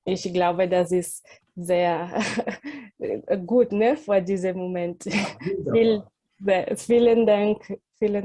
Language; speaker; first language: German; non-native, learner; Portuguese